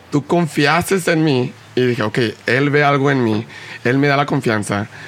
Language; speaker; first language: Spanish; early bilingual, heritage; Spanish